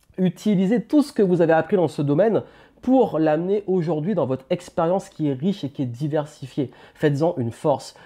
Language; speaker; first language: French; native; French